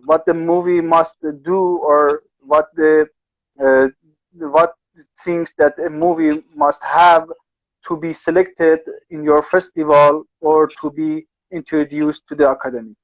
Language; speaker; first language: English; non-native, learner; Persian